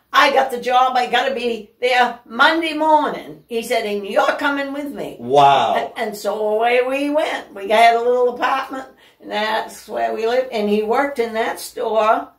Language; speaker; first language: English; native; English